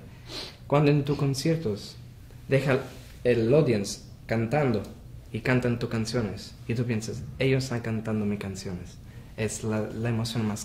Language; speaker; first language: Spanish; non-native, fluent; Italian